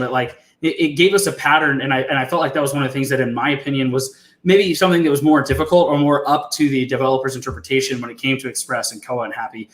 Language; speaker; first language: English; native; English